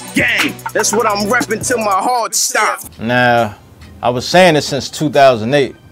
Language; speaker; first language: English; native; English